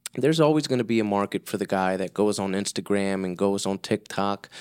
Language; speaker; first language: English; early bilingual, other home language; Spanish